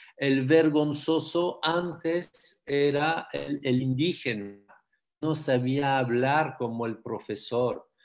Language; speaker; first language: Spanish; non-native, fluent; French